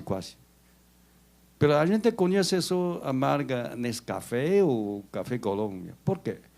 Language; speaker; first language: Portuguese; non-native, learner; Chinese